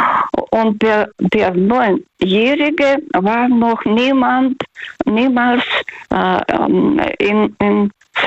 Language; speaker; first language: German; non-native, fluent; Russian